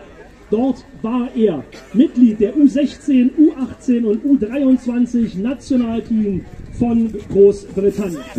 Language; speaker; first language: German; native; German